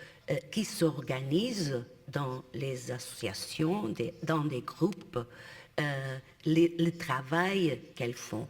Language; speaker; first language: French; non-native, fluent; Portuguese